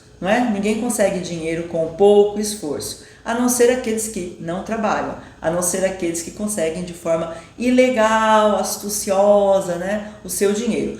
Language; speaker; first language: Portuguese; native; Portuguese